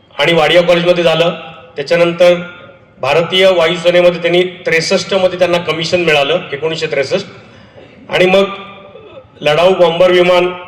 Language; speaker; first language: Marathi; native; Marathi